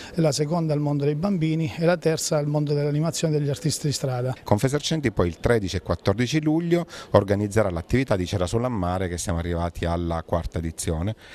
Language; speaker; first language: Italian; native; Italian